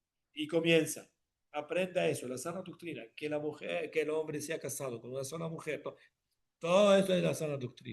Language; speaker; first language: Spanish; non-native, fluent; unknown